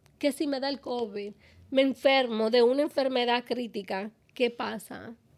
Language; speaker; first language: Spanish; native; Spanish